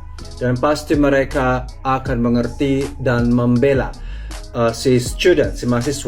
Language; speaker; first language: Indonesian; non-native, fluent; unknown